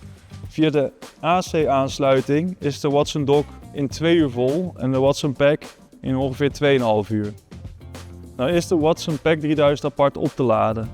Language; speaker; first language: Dutch; native; Dutch